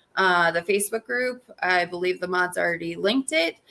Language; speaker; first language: English; native; English